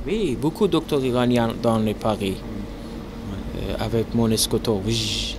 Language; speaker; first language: French; non-native, learner; Persian